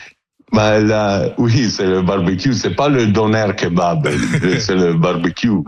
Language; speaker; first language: French; non-native, learner; Italian